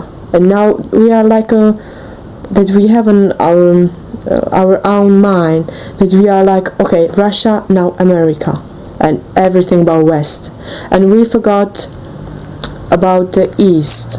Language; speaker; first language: English; non-native, learner; Czech